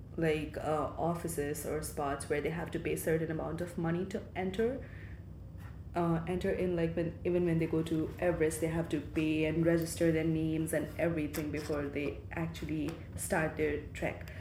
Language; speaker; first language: English; non-native, local second language; Nepali